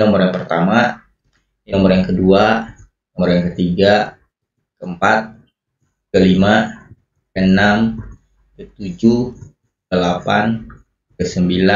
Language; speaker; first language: Indonesian; native; Indonesian